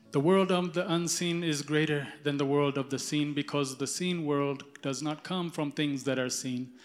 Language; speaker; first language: English; early bilingual, other home language; Amharic